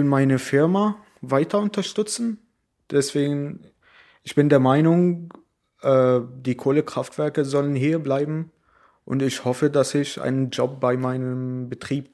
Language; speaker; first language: German; non-native, fluent; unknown